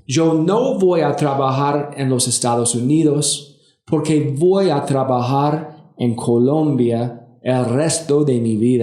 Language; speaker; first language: Spanish; non-native, learner; English